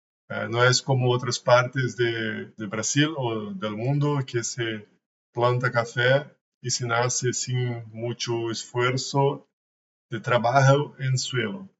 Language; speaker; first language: Spanish; non-native, learner; Portuguese